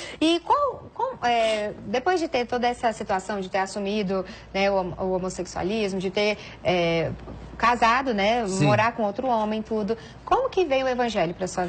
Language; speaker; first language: Portuguese; native; Portuguese